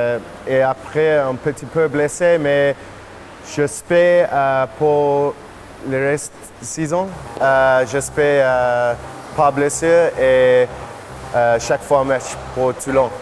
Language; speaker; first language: French; non-native, learner; English